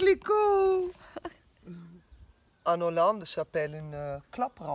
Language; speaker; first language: French; non-native, learner; Dutch